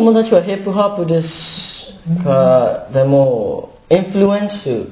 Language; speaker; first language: Japanese; non-native, learner; Burmese